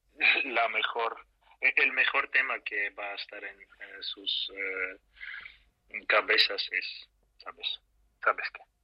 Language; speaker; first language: Spanish; non-native, fluent; Russian